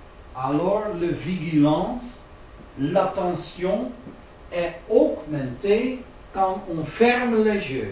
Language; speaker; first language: French; non-native, learner; Dutch